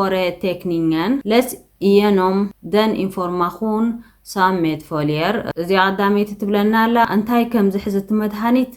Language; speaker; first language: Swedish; non-native, fluent; Tigrinya